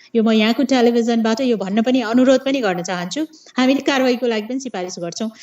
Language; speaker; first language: Nepali; non-native, local second language; Awadhi